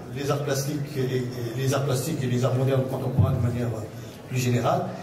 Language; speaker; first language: French; non-native, local second language; Arabic